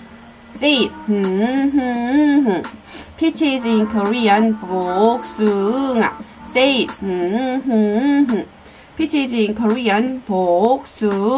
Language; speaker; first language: English; non-native, learner; Korean